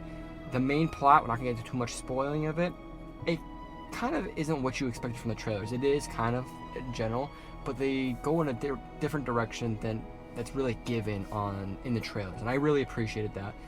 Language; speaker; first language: English; native; English